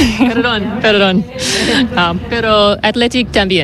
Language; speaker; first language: Spanish; non-native, learner; English